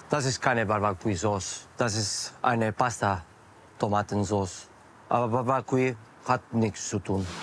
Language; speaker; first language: German; non-native, learner; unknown